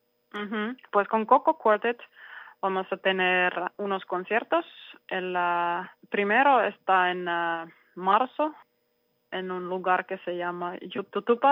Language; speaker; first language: Spanish; non-native, learner; Finnish